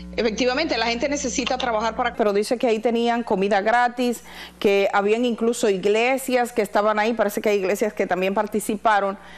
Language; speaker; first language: Spanish; native; Spanish